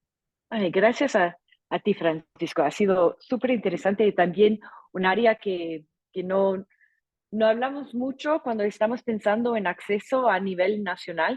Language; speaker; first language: Spanish; non-native, fluent; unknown